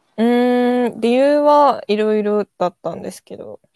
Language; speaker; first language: Japanese; native; Japanese